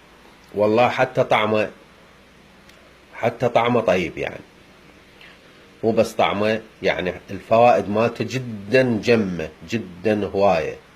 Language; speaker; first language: Arabic; native; Arabic